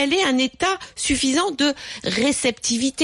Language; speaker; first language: French; native; French